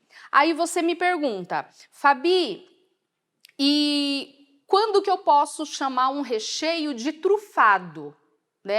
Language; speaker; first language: Portuguese; native; Portuguese